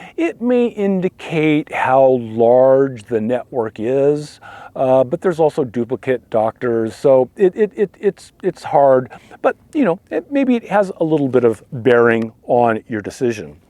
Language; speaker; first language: English; native; English